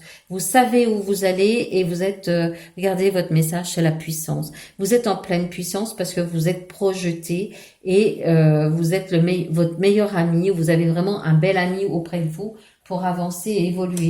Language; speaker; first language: French; native; French